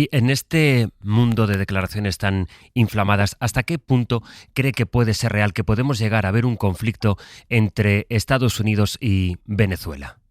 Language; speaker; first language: Spanish; native; Spanish